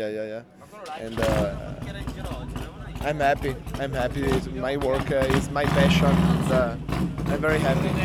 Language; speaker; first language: English; non-native, learner; Italian